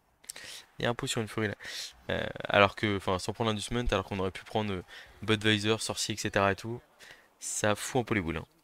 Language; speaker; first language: French; native; French